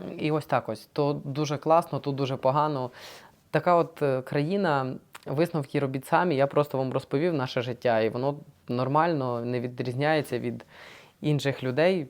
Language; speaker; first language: Ukrainian; non-native, local second language; Russian